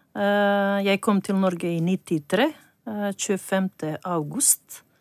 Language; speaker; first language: Norwegian; non-native, learner; Bosnian